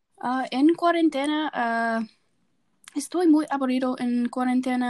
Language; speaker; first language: Spanish; non-native, learner; English